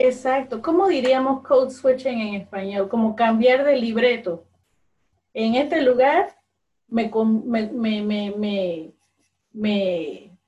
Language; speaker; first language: Spanish; early bilingual, other home language; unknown